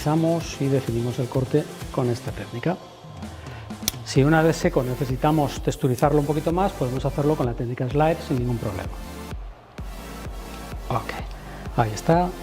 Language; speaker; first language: Spanish; native; Spanish